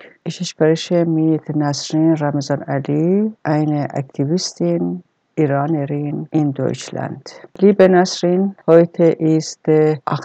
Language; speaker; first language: German; non-native, learner; Persian